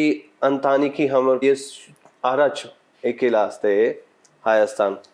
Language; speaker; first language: Armenian; non-native, learner; Punjabi